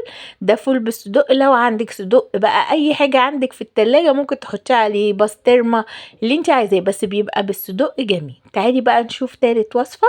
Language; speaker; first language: Arabic; native; Arabic